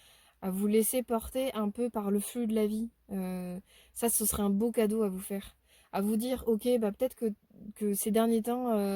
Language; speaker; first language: French; native; French